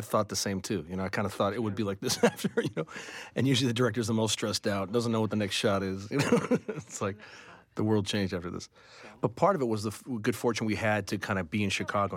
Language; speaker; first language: English; native; English